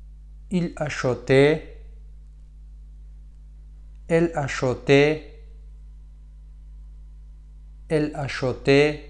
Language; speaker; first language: French; non-native, fluent; Pashto